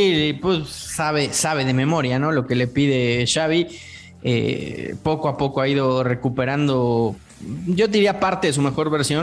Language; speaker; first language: Spanish; native; Spanish